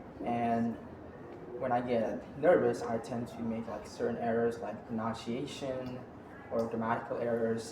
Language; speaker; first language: English; non-native, fluent; Indonesian